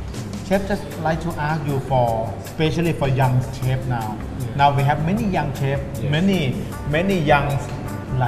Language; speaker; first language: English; non-native, learner; Thai